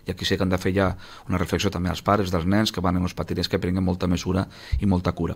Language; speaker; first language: Catalan; native; Catalan